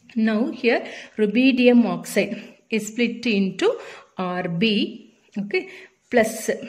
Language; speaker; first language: English; non-native, local second language; Tamil